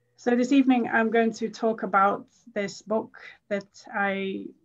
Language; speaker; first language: English; native; English